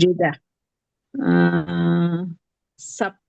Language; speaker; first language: Arabic; non-native, learner; Indonesian